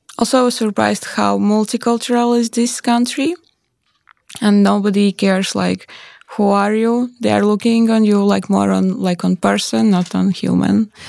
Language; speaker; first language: English; non-native, learner; Latvian